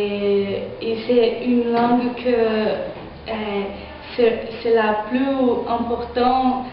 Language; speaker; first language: French; non-native, fluent; Portuguese